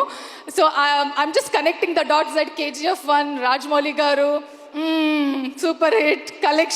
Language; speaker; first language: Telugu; non-native, learner; Kannada